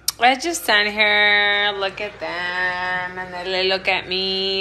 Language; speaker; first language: English; early bilingual, other home language; Spanish